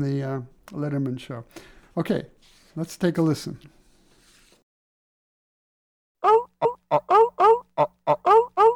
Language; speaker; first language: English; native; English